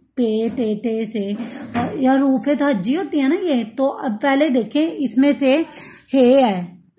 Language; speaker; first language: Urdu; non-native, local second language; Punjabi